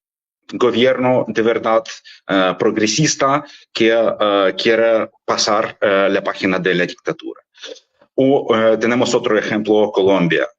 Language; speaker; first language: Spanish; non-native, fluent; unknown